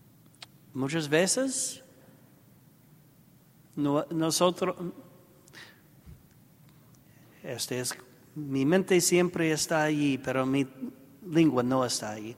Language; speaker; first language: Spanish; non-native, learner; English